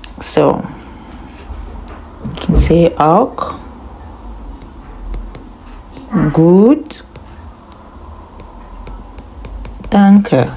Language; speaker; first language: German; non-native, learner; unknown